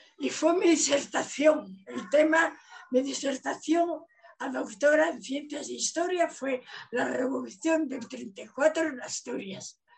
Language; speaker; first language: Spanish; native; Spanish